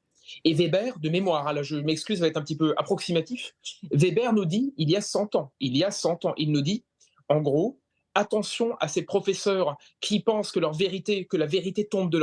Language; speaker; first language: French; native; French